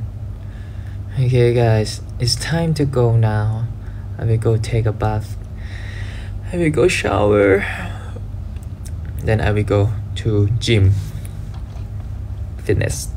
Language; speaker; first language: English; non-native, learner; Thai